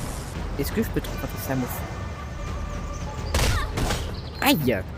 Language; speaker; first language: French; native; French